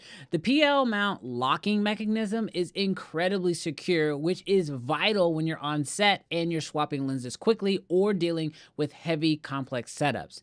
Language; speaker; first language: English; native; English